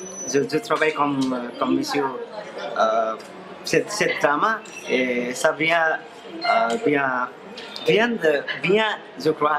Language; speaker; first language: French; non-native, learner; Nepali